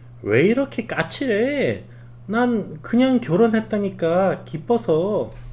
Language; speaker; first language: Korean; native; Korean